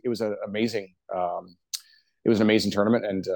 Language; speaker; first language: English; native; English